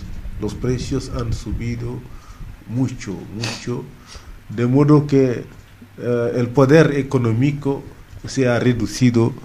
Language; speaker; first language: Spanish; non-native, fluent; Wolof